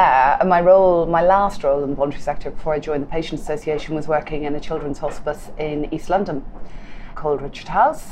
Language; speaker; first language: English; native; English